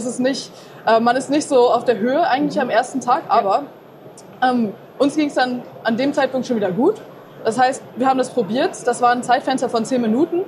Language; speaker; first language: German; native; German